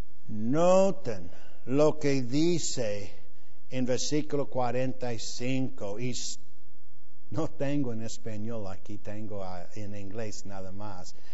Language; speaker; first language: Spanish; non-native, fluent; English